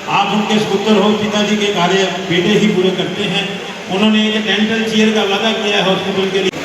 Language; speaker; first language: Hindi; non-native, local second language; Punjabi